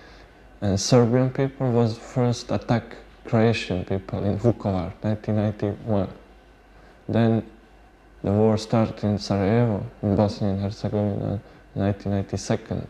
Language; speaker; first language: English; non-native, learner; Bosnian